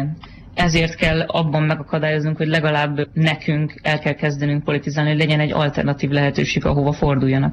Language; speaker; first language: Hungarian; native; Hungarian